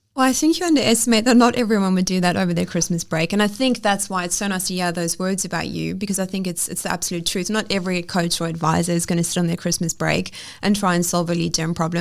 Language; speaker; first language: English; native; English